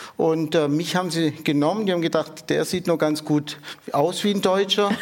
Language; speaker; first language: German; native; German